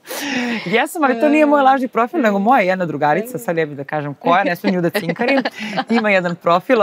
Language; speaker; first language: Serbian; native; Serbian